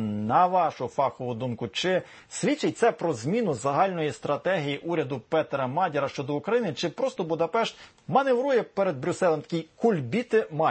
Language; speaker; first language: Ukrainian; native; Ukrainian